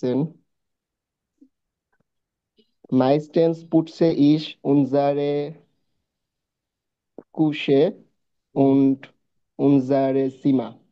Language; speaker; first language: German; non-native, learner; Bangla